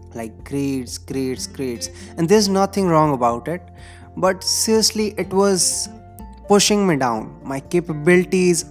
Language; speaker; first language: English; non-native, local second language; Hindi